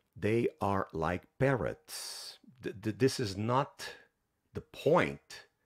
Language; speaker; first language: English; non-native, fluent; Portuguese